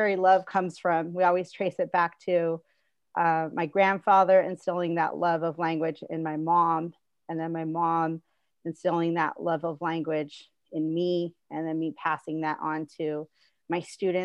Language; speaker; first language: English; early bilingual, other home language; Spanish